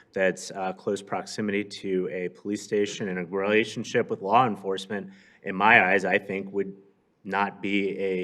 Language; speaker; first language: English; native; English